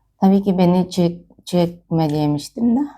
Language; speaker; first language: Turkish; non-native, learner; Russian